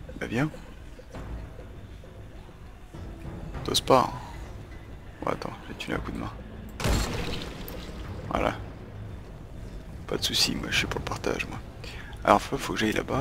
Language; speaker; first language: French; native; French